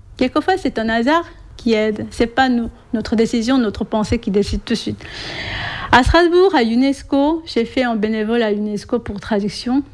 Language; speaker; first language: French; non-native, fluent; Korean